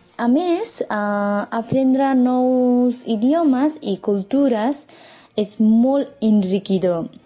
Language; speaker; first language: Catalan; non-native, fluent; Nepali